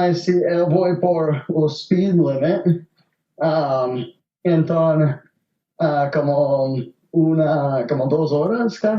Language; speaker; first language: Portuguese; non-native, learner; Spanish